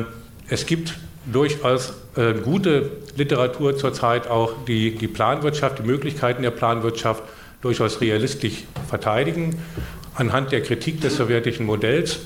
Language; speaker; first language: German; native; German